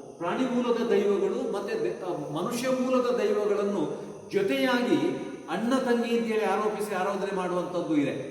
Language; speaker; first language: Kannada; non-native, local second language; Tulu